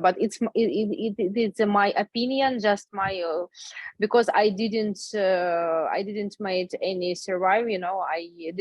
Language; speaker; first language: English; non-native, learner; Ukrainian